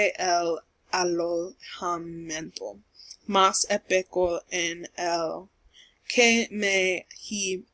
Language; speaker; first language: Spanish; non-native, learner; English